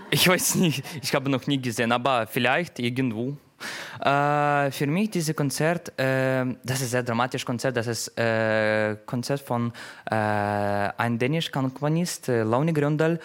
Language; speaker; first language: German; non-native, learner; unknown